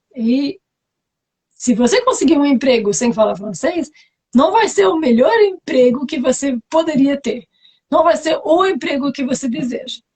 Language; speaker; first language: Portuguese; non-native, fluent; French